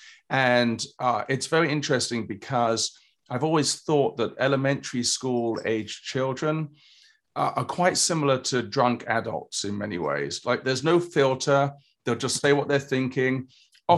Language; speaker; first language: English; native; English